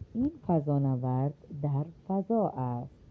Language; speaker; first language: Persian; non-native, fluent; Urdu